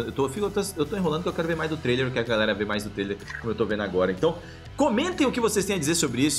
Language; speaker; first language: Portuguese; native; Portuguese